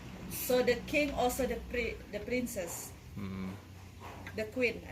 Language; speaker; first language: English; non-native, learner; Indonesian